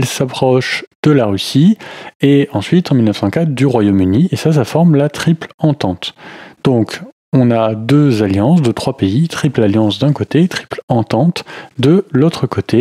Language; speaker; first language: French; native; French